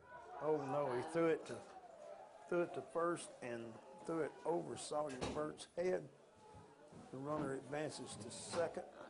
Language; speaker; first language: English; native; English